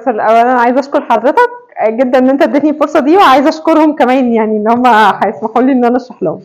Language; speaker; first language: Arabic; native; Arabic